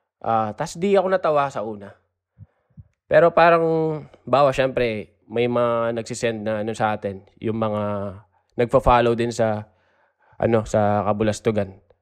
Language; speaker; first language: Filipino; native; Filipino